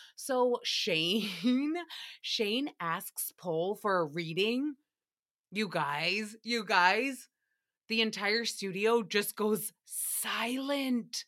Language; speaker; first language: English; early bilingual, other home language; Armenian